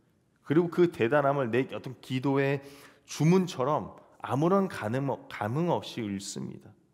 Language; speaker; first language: Korean; native; Korean